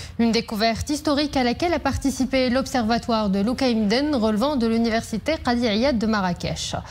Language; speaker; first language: French; non-native, local second language; Arabic